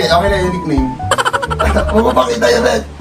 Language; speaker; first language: Filipino; non-native, local second language; Bikol